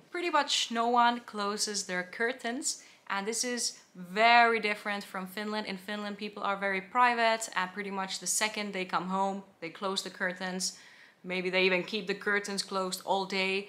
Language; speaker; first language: English; non-native, fluent; Finnish